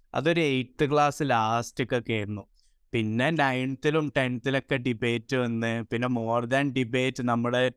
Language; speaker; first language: Malayalam; early bilingual, heritage; Malayalam